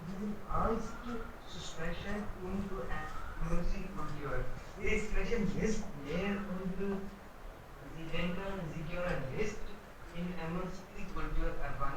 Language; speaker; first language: German; non-native, learner; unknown